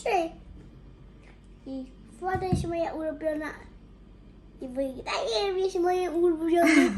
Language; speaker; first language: Polish; early bilingual, heritage; Polish